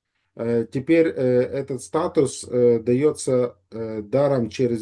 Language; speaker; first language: Russian; native; Russian